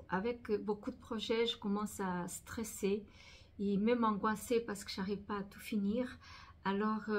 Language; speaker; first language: French; non-native, fluent; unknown